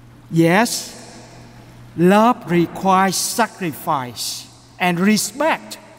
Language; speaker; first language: English; non-native, fluent; Vietnamese